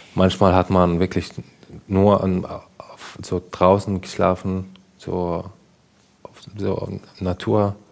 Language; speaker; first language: German; non-native, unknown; Arabic